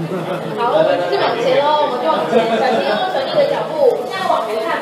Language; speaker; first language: Chinese; native; Chinese